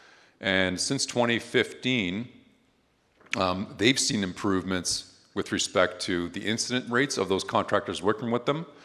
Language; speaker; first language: English; native; English